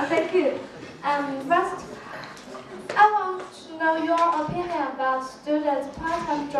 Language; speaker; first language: English; non-native, learner; Chinese